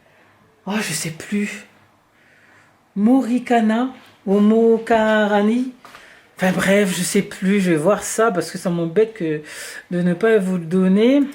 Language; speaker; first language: French; native; French